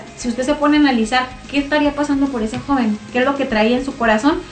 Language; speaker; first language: Spanish; native; Spanish